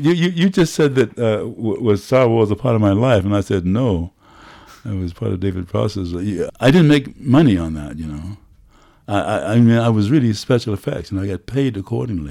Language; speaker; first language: English; native; English